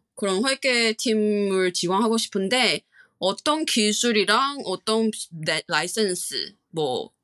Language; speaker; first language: Korean; non-native, fluent; Chinese